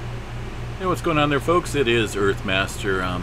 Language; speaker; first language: English; native; English